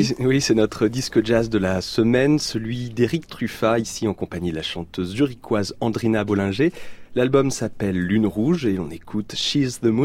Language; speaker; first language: French; native; French